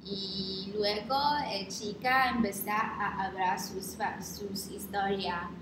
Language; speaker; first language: Spanish; non-native, learner; Chinese